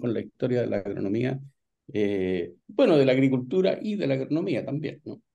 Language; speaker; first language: Spanish; native; Spanish